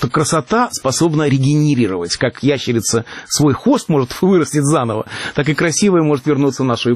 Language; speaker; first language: Russian; native; Russian